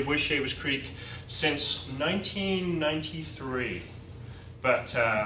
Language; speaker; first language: English; native; English